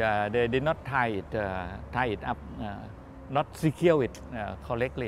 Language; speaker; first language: English; non-native, learner; Thai